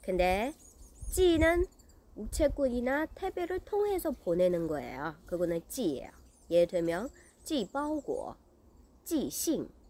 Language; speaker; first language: Korean; non-native, learner; Chinese